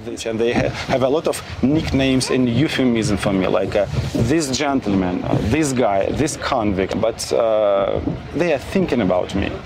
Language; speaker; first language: English; non-native, fluent; Russian